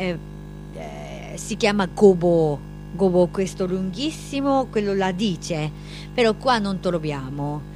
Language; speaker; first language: Italian; non-native, learner; Japanese